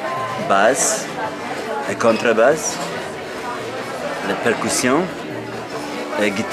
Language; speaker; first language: French; non-native, fluent; Bosnian